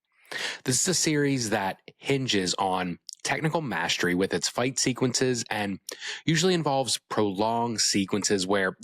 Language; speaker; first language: English; native; English